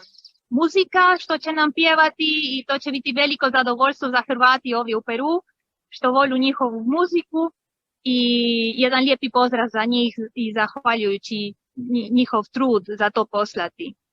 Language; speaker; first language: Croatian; early bilingual, heritage; Croatian